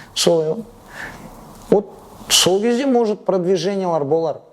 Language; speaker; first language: Russian; non-native, local second language; Kazakh